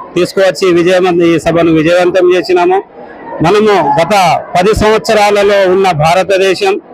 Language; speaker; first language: Telugu; non-native, local second language; Lambadi